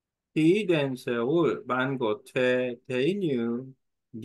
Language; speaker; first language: Vietnamese; non-native, learner; Korean